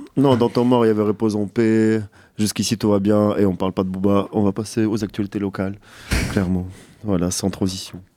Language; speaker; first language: French; native; French